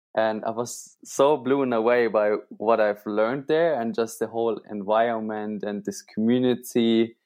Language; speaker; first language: English; non-native, fluent; German